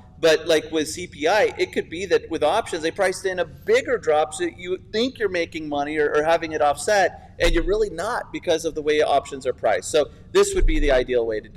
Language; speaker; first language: English; native; English